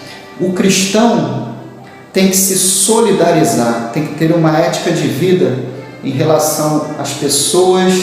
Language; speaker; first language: Portuguese; native; Portuguese